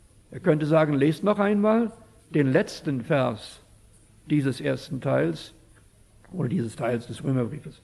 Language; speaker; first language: German; early bilingual, heritage; German